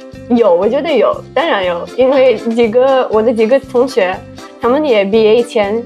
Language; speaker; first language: Chinese; non-native, fluent; Russian